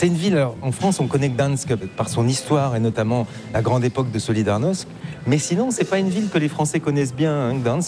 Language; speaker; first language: French; native; French